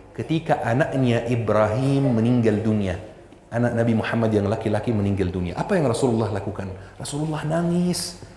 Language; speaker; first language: Indonesian; non-native, fluent; Arabic